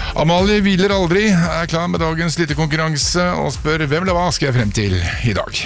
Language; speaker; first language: Norwegian; native; Norwegian